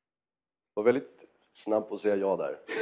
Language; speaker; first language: Swedish; native; Swedish